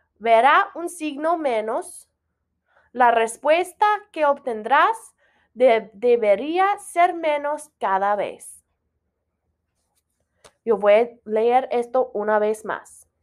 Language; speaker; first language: Spanish; non-native, fluent; English